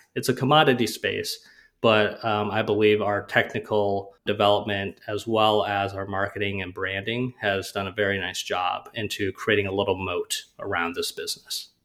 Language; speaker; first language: English; native; English